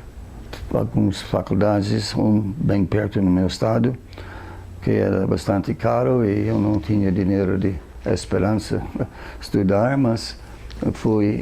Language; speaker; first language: Portuguese; non-native, fluent; English